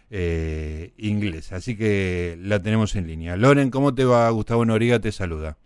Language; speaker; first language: Spanish; native; Spanish